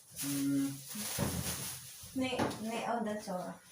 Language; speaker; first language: Turkish; non-native, learner; Filipino